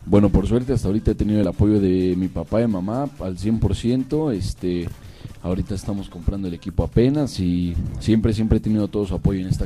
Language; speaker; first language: Spanish; native; Spanish